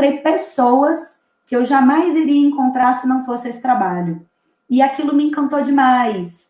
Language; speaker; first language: Portuguese; native; Portuguese